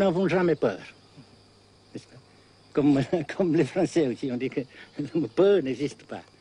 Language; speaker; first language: French; non-native, local second language; Vietnamese